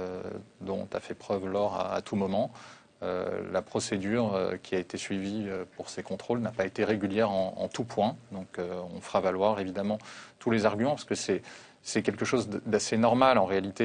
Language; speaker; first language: French; native; French